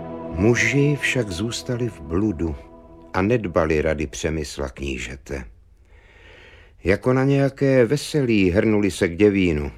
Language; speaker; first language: Czech; native; Czech